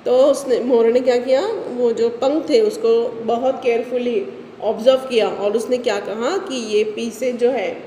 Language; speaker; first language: Hindi; non-native, local second language; Marathi